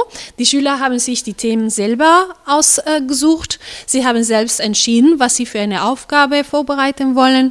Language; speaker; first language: German; non-native, fluent; Spanish